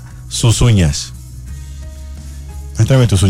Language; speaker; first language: Spanish; native; Spanish